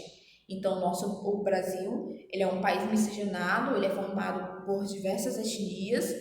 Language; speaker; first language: Portuguese; native; Portuguese